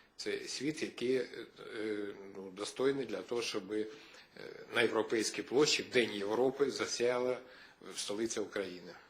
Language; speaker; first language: Ukrainian; native; Ukrainian